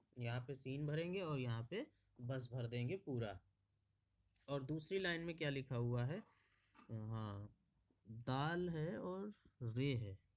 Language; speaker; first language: Hindi; native; Hindi